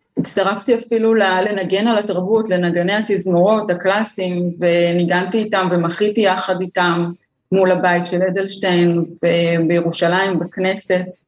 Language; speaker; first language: Hebrew; native; Hebrew